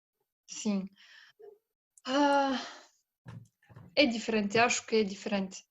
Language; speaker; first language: Portuguese; non-native, fluent; Bulgarian